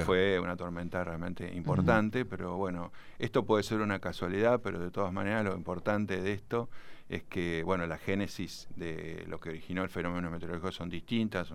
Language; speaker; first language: Spanish; native; Spanish